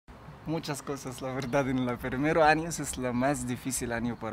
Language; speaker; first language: Spanish; non-native, learner; Arabic